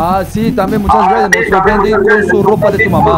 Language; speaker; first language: Spanish; non-native, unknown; Korean